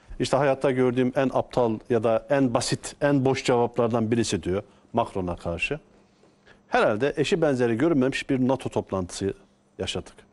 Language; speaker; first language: Turkish; native; Turkish